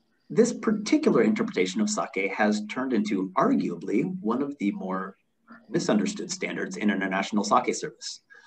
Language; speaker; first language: English; native; English